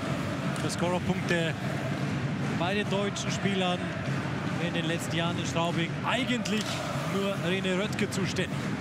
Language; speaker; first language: German; native; German